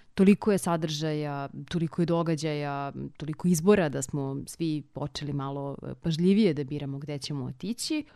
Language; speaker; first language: Serbian; native; Serbian